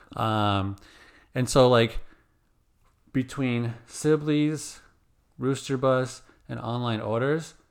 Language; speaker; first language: English; native; English